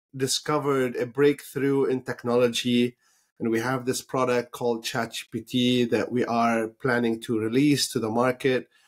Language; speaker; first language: English; non-native, fluent; Arabic